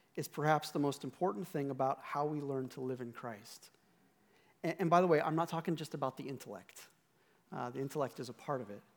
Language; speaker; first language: English; native; English